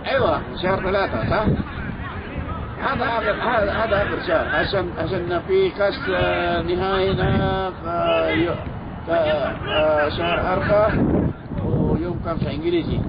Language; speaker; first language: Arabic; non-native, learner; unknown